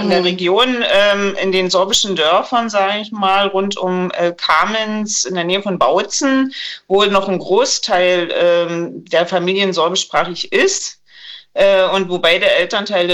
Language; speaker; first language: German; native; German